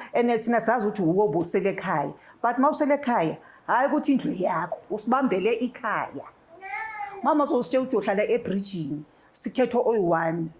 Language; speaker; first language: Zulu; native; Zulu